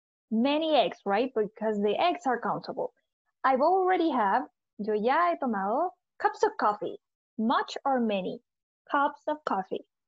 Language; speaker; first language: English; non-native, fluent; Spanish